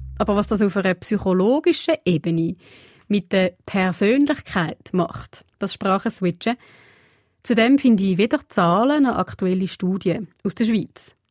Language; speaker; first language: German; early bilingual, other home language; Portuguese